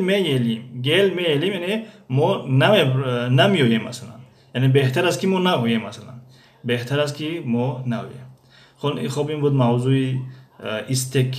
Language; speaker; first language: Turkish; non-native, fluent; Tajik